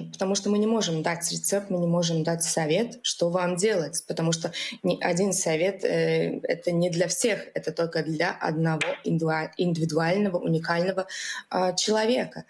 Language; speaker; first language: Russian; non-native, local second language; Latvian